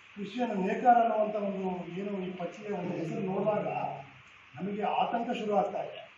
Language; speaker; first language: Kannada; non-native, local second language; Lambadi